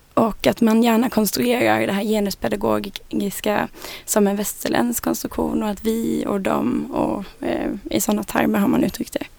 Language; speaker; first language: Swedish; native; Swedish